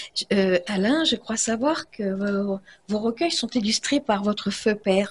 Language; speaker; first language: French; native; French